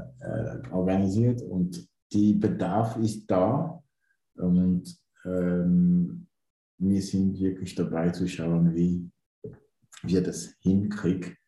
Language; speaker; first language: German; non-native, learner; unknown